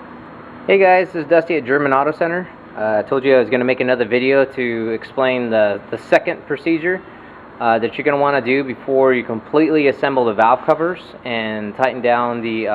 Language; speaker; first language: English; native; English